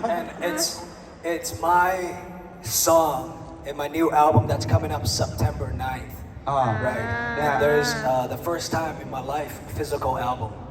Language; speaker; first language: English; non-native, fluent; Chinese